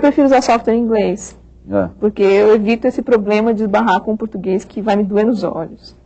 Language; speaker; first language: Portuguese; native; Portuguese